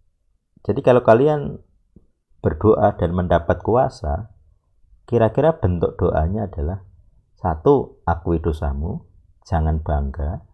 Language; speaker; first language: Indonesian; native; Indonesian